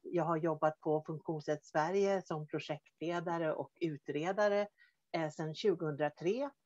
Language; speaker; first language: Swedish; native; Swedish